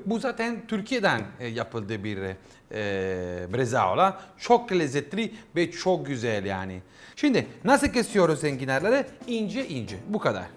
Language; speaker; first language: Turkish; non-native, learner; Italian